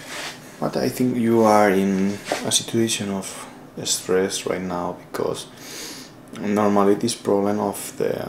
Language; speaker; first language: English; non-native, learner; Spanish